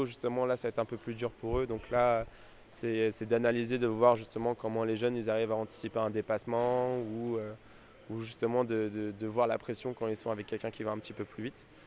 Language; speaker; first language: French; native; French